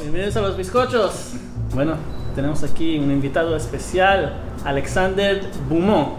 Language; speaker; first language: Spanish; non-native, fluent; Hebrew